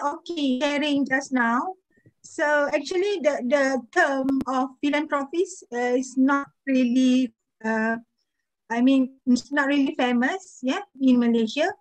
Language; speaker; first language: English; non-native, fluent; Malay